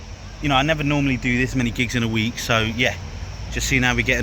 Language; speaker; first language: English; native; English